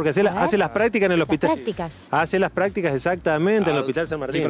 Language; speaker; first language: Spanish; native; Spanish